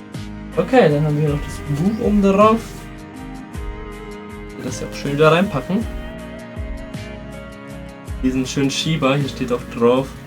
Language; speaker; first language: German; native; German